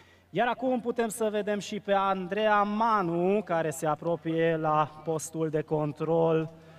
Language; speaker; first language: Romanian; non-native, local second language; Hungarian